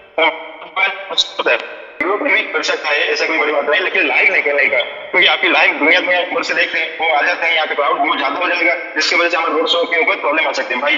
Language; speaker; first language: Hindi; non-native, local second language; Bangla